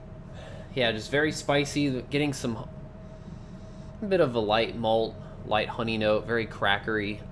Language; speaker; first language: English; native; English